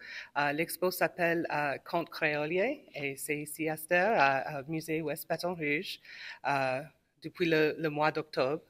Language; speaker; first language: French; non-native, local second language; English